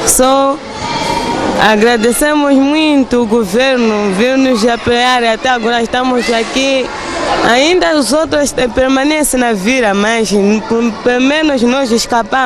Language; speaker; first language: Portuguese; non-native, local second language; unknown